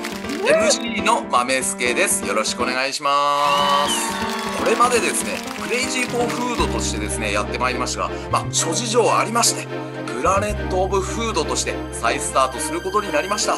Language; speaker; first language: Japanese; native; Japanese